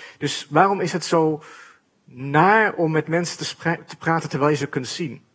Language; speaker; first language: Dutch; native; Dutch